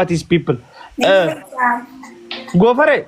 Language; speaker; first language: English; non-native, learner; Oromo